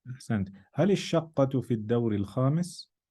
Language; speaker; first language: Arabic; non-native, fluent; English